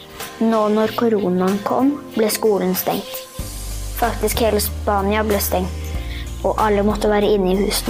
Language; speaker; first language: Norwegian; early bilingual, heritage; Norwegian